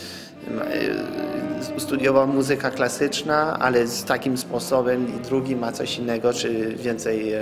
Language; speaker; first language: Polish; non-native, fluent; French